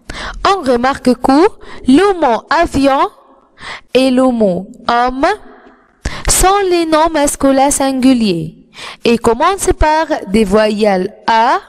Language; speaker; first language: French; non-native, fluent; Arabic